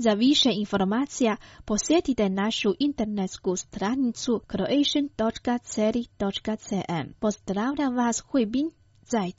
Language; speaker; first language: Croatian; non-native, fluent; Chinese